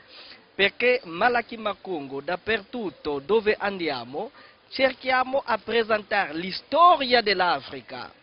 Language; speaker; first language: Italian; non-native, fluent; Kongo